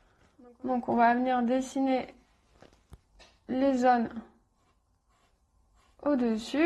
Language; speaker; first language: French; native; French